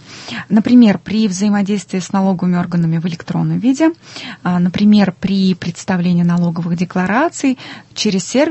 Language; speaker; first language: Russian; native; Russian